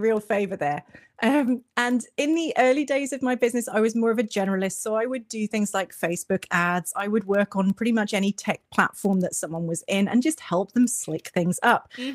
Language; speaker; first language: English; native; English